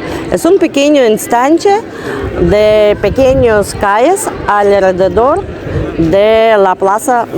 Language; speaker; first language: Spanish; non-native, learner; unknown